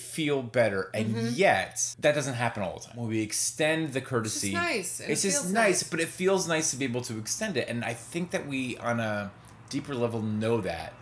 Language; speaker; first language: English; native; English